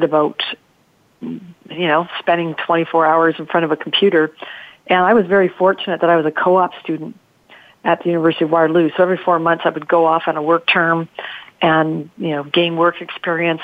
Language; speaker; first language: English; early bilingual, other home language; Italian